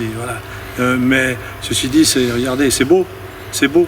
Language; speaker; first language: French; native; French